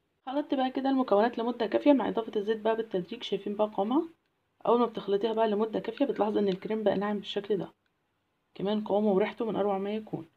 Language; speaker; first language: Arabic; native; Arabic